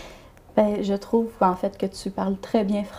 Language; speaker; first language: French; native; French